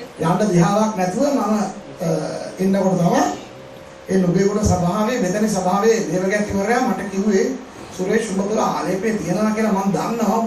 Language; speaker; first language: Sinhala; non-native, local second language; Tamil